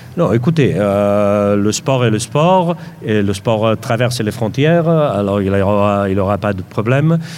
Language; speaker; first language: French; non-native, fluent; Catalan